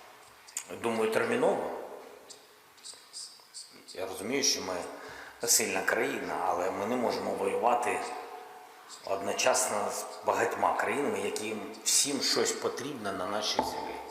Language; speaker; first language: Ukrainian; non-native, local second language; Russian